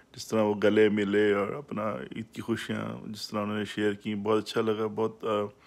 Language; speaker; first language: Urdu; non-native, local second language; Saraiki